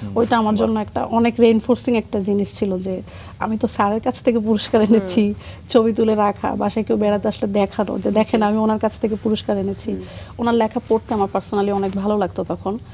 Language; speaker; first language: Bangla; native; Bangla